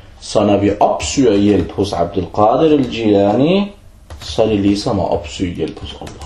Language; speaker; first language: Danish; early bilingual, other home language; Arabic